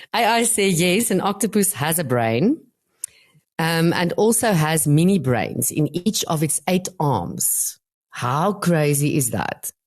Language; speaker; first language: English; non-native, local second language; Afrikaans